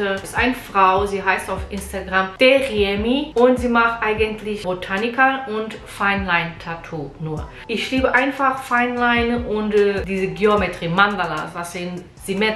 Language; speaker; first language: German; non-native, learner; Portuguese